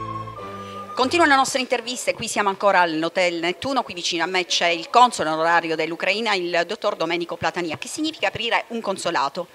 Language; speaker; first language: Italian; native; Italian